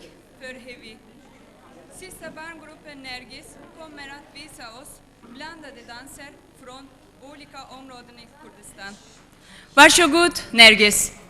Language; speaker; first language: Swedish; non-native, fluent; Kurdish